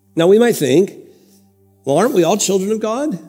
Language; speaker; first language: English; native; English